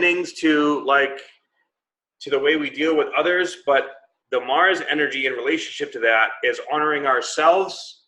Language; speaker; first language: English; native; English